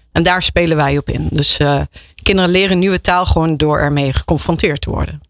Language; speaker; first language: Dutch; native; Dutch